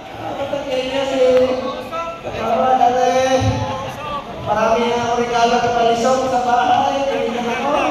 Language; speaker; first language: Filipino; non-native, local second language; Cebuano